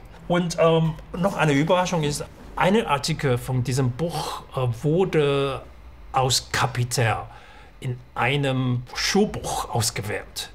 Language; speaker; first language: German; non-native, fluent; Chinese